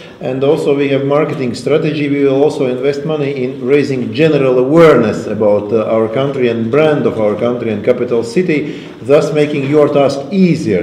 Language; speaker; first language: English; non-native, fluent; Latvian